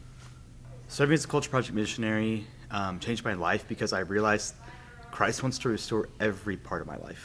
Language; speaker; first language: English; native; English